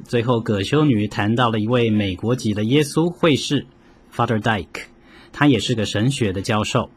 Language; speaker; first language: Chinese; native; Chinese